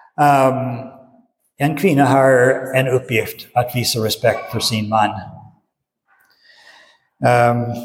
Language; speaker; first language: Swedish; non-native, fluent; English